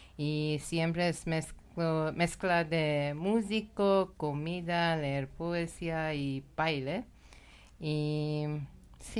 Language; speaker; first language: Spanish; non-native, learner; Persian